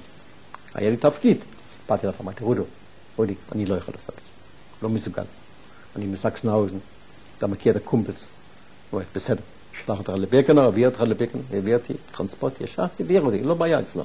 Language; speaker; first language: Hebrew; non-native, fluent; German